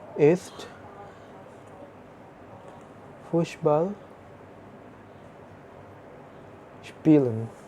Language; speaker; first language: German; non-native, learner; Indonesian